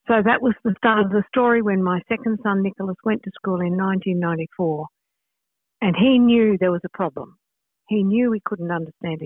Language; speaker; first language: English; native; English